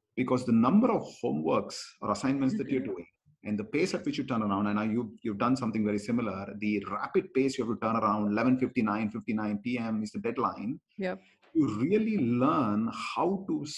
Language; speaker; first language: English; non-native, local second language; Kannada